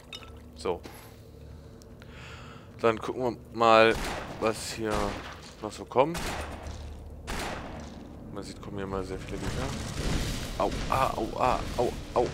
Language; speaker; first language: German; native; German